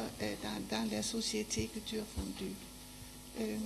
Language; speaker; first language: French; non-native, fluent; Danish